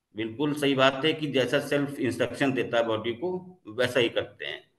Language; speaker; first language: Hindi; native; Hindi